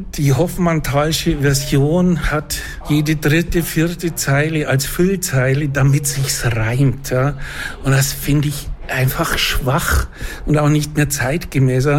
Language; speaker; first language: German; native; German